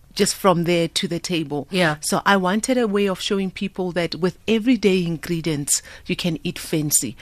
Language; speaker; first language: English; non-native, local second language; Southern Sotho